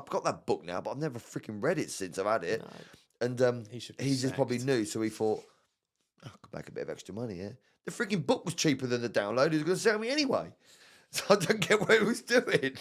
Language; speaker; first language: English; native; English